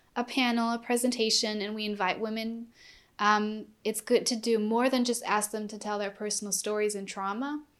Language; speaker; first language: English; non-native, fluent; German